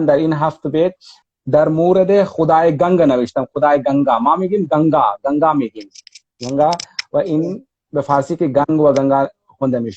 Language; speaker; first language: Persian; non-native, fluent; Hindi